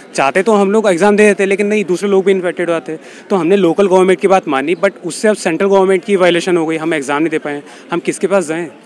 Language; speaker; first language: Hindi; native; Hindi